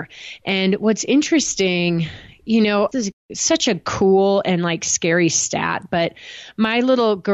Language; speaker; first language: English; native; English